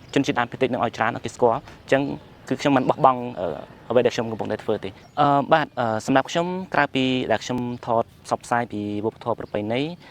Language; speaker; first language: Khmer; non-native, local second language; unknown